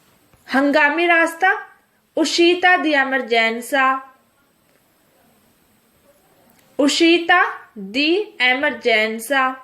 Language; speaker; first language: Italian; non-native, fluent; Urdu